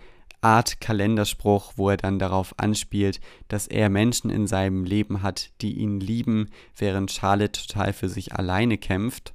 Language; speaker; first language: German; native; German